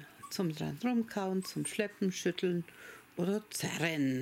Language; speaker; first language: German; native; German